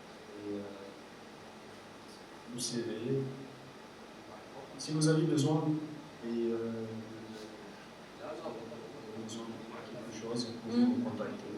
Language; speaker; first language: French; non-native, fluent; Arabic